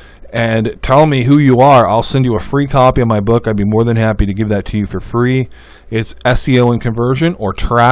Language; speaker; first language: English; native; English